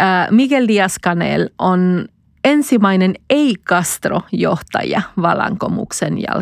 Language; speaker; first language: Finnish; non-native, fluent; Spanish